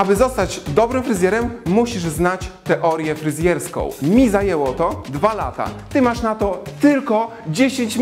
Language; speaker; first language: Polish; native; Polish